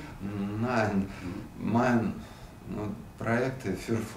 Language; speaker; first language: German; non-native, learner; Russian